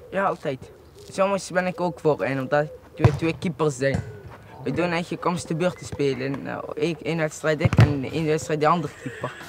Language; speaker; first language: Dutch; early bilingual, other home language; Arabic